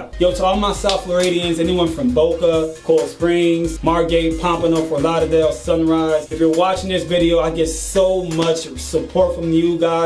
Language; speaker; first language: English; native; English